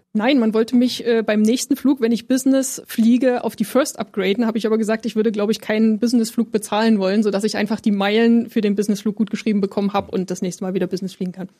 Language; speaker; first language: German; native; German